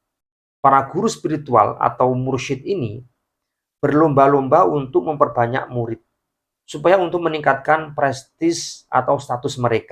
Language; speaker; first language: Indonesian; native; Indonesian